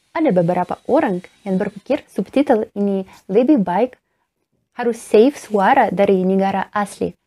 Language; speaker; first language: Indonesian; non-native, learner; Russian